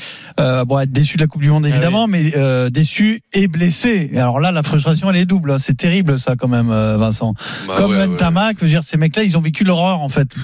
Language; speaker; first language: French; native; French